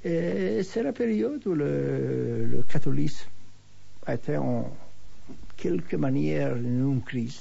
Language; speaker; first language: French; non-native, fluent; Hebrew